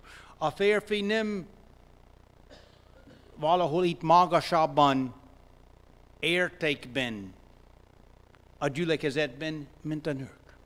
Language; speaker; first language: Hungarian; non-native, fluent; English